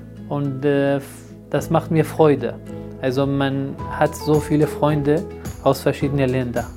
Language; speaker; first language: German; non-native, fluent; Persian